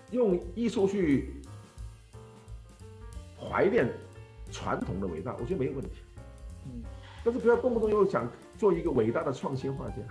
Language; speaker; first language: Chinese; non-native, local second language; Cantonese